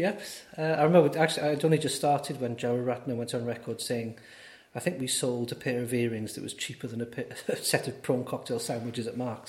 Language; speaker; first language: English; native; English